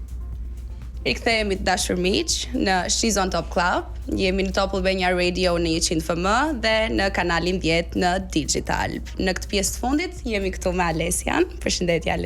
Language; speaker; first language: Albanian; native; Albanian